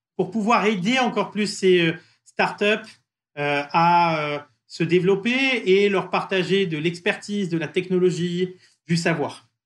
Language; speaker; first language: French; native; French